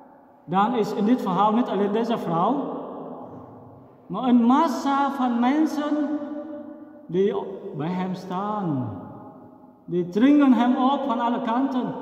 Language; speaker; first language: Dutch; non-native, fluent; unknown